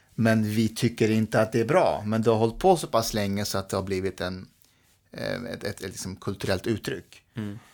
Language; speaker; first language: Swedish; early bilingual, other home language; Persian